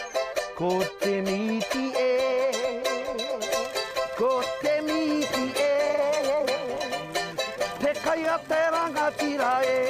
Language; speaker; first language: Māori; non-native, local second language; English